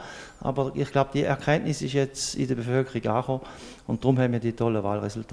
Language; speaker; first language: German; native; German